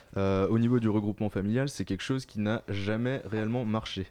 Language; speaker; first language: French; native; French